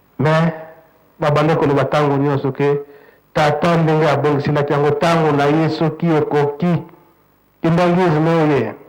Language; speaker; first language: Lingala; non-native, local second language; Kongo